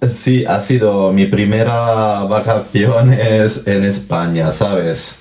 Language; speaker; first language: Spanish; non-native, fluent; Italian